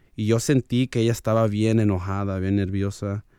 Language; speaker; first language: Spanish; early bilingual, heritage; Spanish